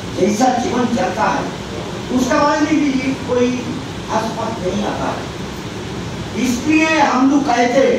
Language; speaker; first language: Hindi; non-native, local second language; Bangla